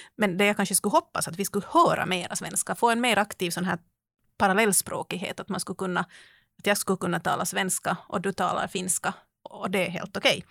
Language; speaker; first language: Swedish; native; Swedish